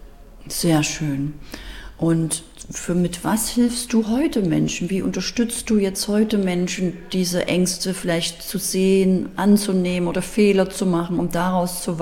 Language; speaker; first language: German; native; German